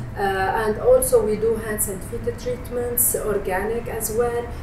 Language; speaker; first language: English; non-native, fluent; Arabic